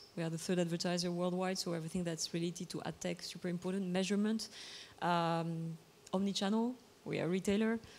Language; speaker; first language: English; non-native, fluent; Bulgarian